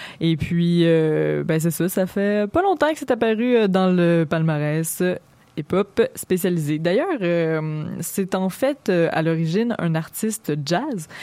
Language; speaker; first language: French; native; French